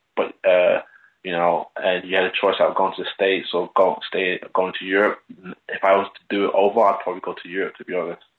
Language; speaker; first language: English; native; English